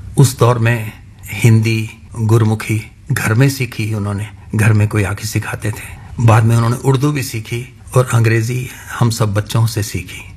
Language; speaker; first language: Hindi; non-native, local second language; Punjabi